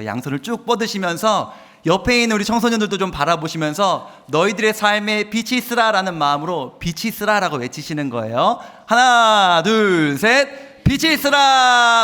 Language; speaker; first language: Korean; native; Korean